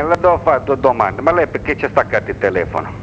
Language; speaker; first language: Italian; native; Italian